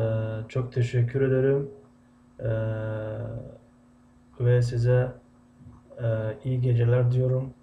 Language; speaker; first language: Turkish; non-native, fluent; Tajik